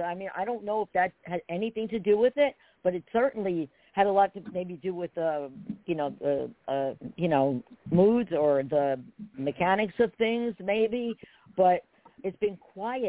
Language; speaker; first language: English; native; English